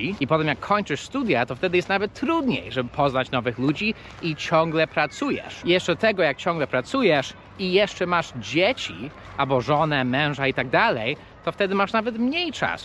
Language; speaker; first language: Polish; non-native, fluent; English